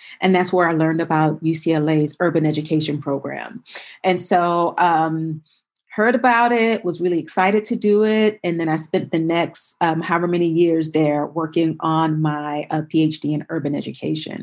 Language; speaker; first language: English; native; English